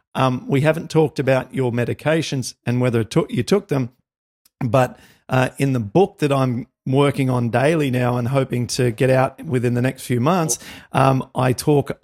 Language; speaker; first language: English; native; English